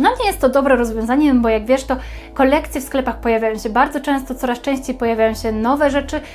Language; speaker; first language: Polish; native; Polish